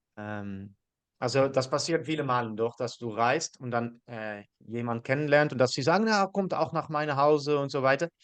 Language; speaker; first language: German; non-native, learner; Dutch